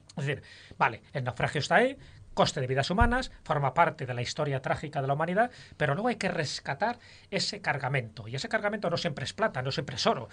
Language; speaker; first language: Spanish; native; Spanish